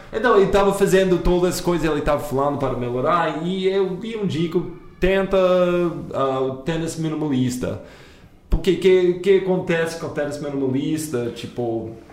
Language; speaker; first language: Portuguese; non-native, fluent; English